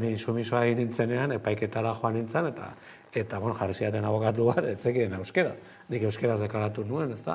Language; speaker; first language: Basque; native; Basque